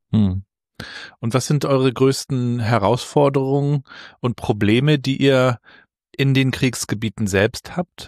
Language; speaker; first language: German; native; German